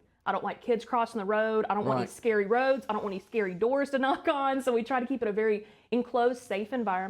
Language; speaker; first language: English; native; English